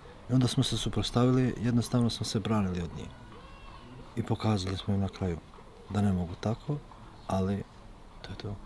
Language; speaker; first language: Serbian; non-native, local second language; Albanian